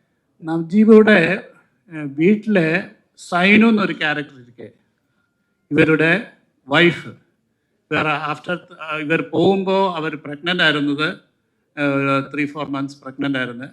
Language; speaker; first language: Tamil; non-native, learner; Malayalam